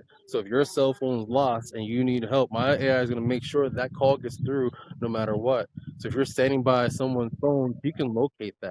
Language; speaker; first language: English; native; English